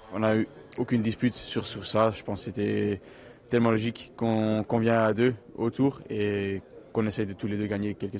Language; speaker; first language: French; non-native, local second language; Dutch